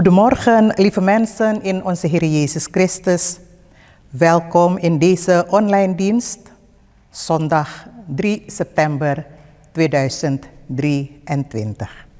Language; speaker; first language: Dutch; non-native, fluent; Indonesian